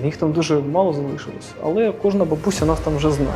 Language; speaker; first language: Ukrainian; non-native, local second language; Russian